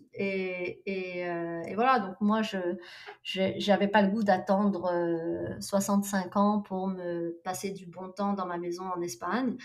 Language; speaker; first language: French; non-native, local second language; Arabic